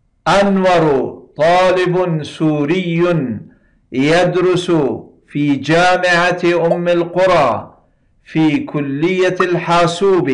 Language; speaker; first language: Arabic; non-native, fluent; Persian